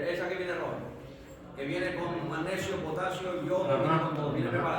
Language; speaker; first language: Spanish; native; Spanish